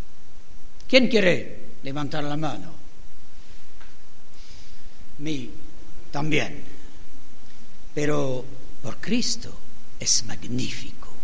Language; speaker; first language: Spanish; non-native, fluent; French